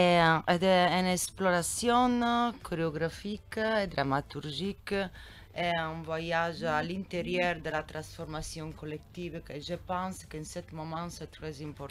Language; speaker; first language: French; non-native, learner; Italian